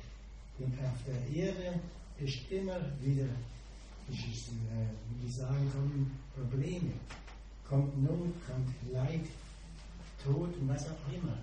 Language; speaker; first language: German; non-native, fluent; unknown